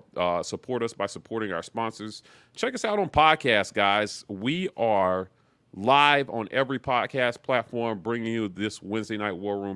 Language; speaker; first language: English; native; English